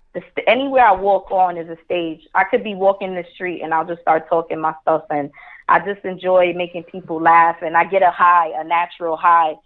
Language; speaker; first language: English; early bilingual, other home language; Spanish